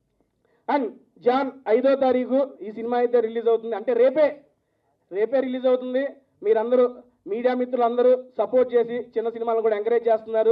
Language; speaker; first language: Telugu; native; Telugu